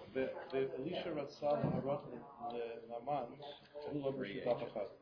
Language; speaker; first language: Hebrew; non-native, fluent; English